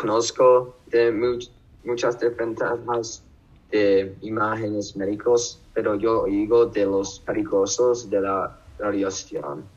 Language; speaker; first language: Spanish; non-native, learner; English